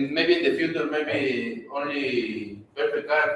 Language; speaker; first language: English; non-native, learner; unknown